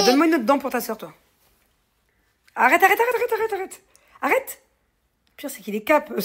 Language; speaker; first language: French; native; French